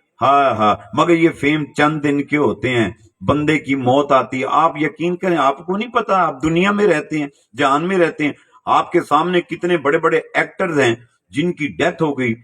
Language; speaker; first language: Urdu; non-native, local second language; Punjabi